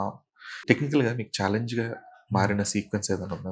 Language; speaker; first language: Telugu; native; Telugu